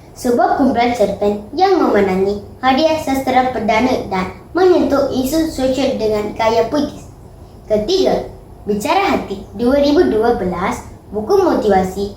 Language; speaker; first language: Malay; non-native, local second language; Tamil